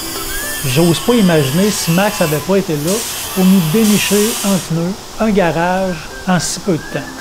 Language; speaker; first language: French; native; French